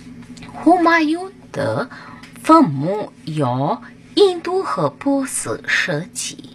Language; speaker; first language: Chinese; non-native, learner; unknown